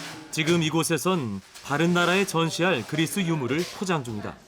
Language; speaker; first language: Korean; native; Korean